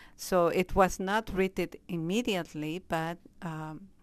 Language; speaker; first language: English; non-native, fluent; Spanish